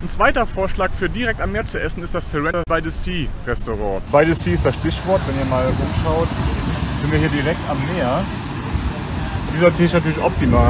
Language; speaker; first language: German; native; German